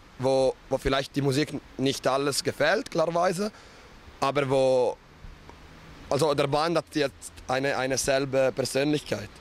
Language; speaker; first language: German; non-native, local second language; Italian